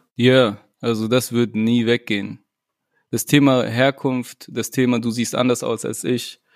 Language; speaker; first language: German; native; German